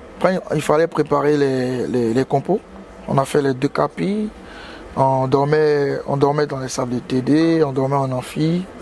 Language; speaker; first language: French; native; French